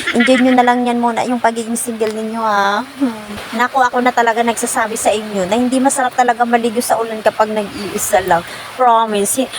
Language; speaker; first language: Filipino; non-native, fluent; Masbatenyo